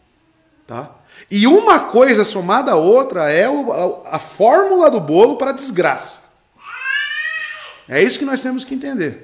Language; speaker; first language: Portuguese; native; Portuguese